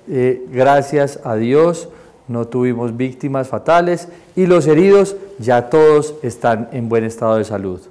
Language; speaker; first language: Spanish; native; Spanish